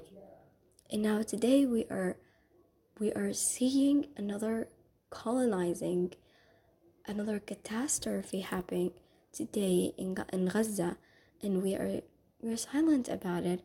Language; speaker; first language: English; non-native, fluent; Somali